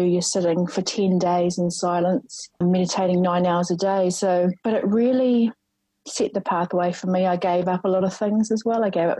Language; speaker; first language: English; native; English